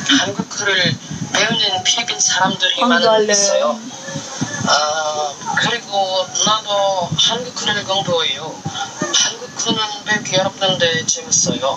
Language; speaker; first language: Korean; non-native, learner; Filipino